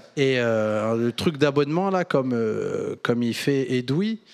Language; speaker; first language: French; native; French